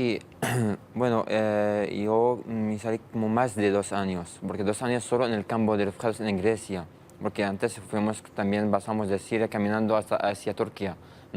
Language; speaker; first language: Spanish; non-native, learner; Arabic